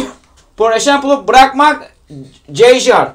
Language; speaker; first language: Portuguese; non-native, learner; Turkish